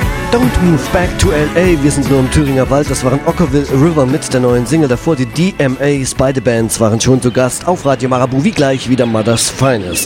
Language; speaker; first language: German; native; German